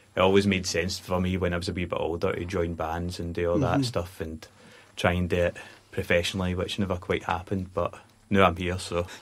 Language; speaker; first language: English; native; English